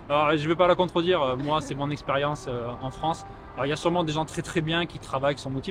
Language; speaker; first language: French; native; French